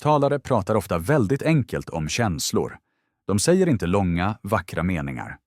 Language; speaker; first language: Swedish; non-native, fluent; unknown